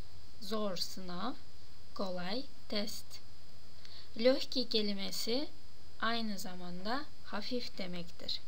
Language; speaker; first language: Turkish; non-native, fluent; Russian